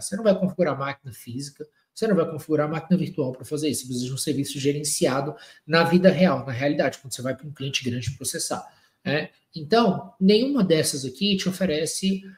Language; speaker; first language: Portuguese; native; Portuguese